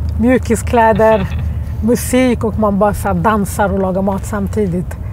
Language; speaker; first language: Swedish; early bilingual, other home language; Arabic